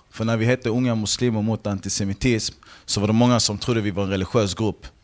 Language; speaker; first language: Swedish; early bilingual, other home language; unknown